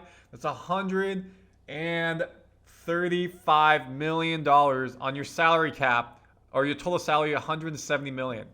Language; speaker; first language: English; native; English